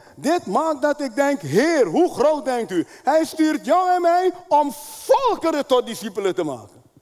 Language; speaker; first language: Dutch; non-native, fluent; Spanish